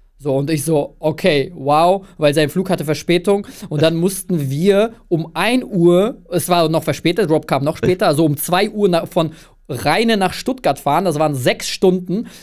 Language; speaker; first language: German; early bilingual, other home language; Russian